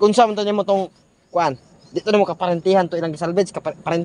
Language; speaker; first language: Filipino; non-native, local second language; Cebuano